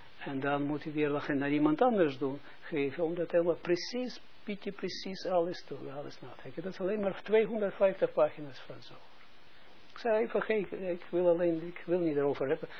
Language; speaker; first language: Dutch; non-native, fluent; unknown